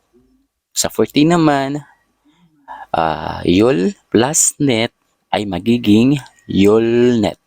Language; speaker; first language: Filipino; native; Filipino